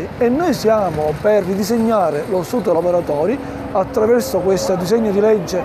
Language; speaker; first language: Italian; native; Italian